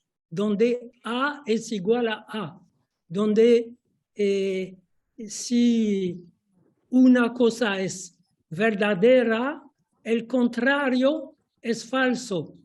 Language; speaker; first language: Spanish; non-native, fluent; French